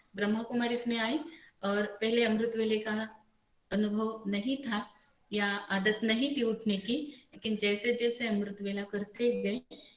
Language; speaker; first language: Hindi; non-native, local second language; Marathi